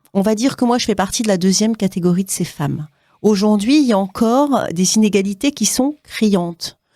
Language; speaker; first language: French; native; French